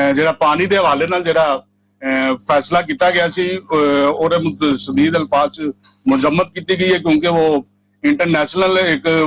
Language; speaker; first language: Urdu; non-native, local second language; Punjabi